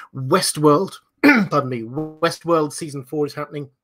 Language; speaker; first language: English; native; English